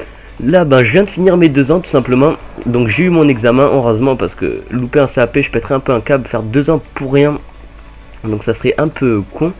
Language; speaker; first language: French; native; French